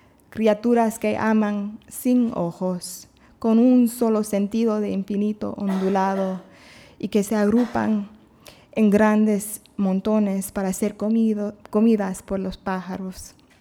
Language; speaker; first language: Spanish; non-native, learner; English